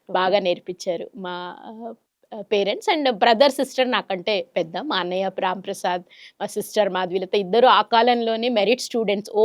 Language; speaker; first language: Telugu; non-native, local second language; Kannada